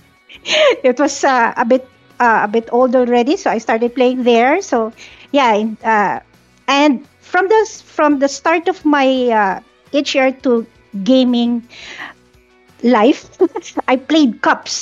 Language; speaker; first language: English; non-native, local second language; Filipino